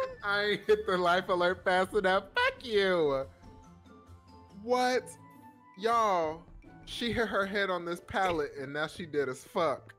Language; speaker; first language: English; native; English